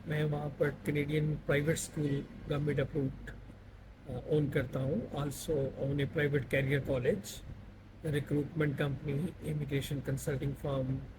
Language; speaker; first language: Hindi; non-native, local second language; Punjabi